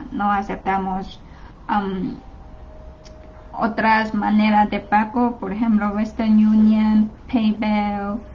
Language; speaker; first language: Spanish; non-native, learner; Chinese